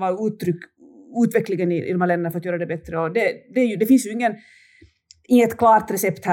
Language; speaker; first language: Swedish; native; Swedish